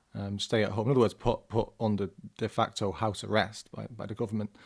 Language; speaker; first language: English; native; English